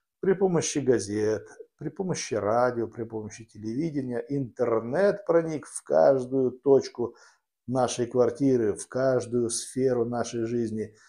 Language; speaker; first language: Russian; native; Russian